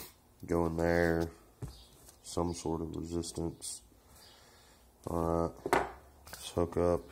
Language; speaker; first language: English; native; English